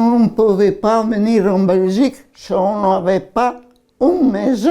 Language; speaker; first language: French; non-native, learner; Italian